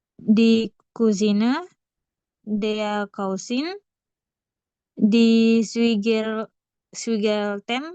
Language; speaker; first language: German; non-native, learner; Indonesian